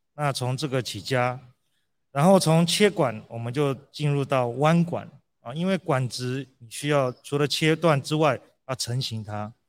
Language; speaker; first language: Chinese; early bilingual, heritage; Portuguese